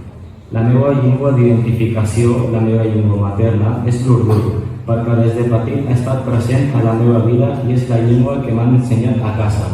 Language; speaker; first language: Catalan; early bilingual, other home language; Urdu